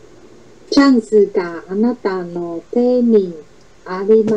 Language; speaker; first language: Japanese; non-native, learner; Chinese